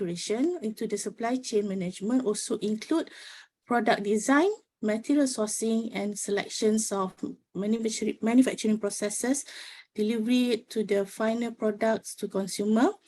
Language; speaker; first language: English; non-native, local second language; Malay